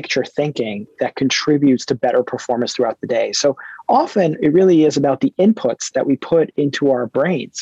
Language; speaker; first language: English; early bilingual, other home language; Hebrew